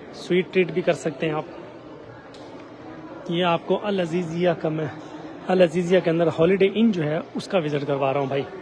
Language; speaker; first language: Urdu; non-native, local second language; Saraiki